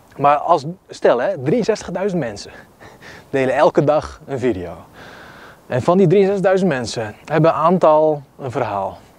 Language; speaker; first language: Dutch; early bilingual, other home language; Bosnian